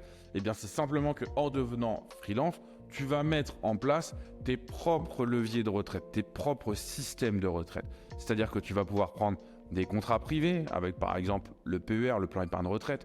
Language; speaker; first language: French; native; French